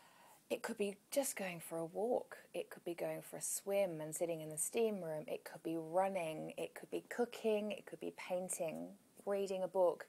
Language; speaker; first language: English; native; English